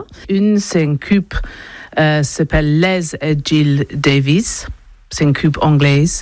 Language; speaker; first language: French; non-native, learner; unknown